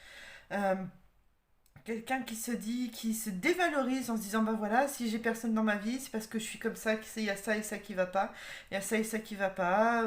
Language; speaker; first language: French; native; French